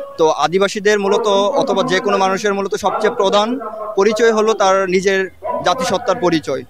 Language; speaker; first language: Bangla; non-native, local second language; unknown